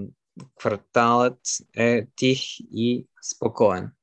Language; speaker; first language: Bulgarian; non-native, learner; French